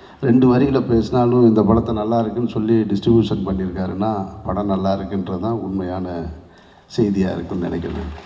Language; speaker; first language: Tamil; native; Tamil